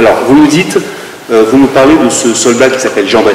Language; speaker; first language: French; native; French